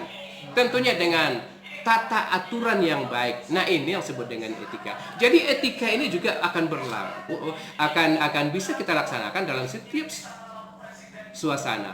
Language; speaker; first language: Indonesian; native; Indonesian